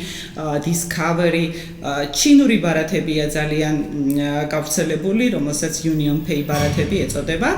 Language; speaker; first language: Georgian; native; Georgian